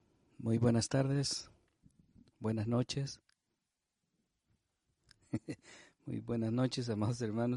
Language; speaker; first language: Spanish; native; Spanish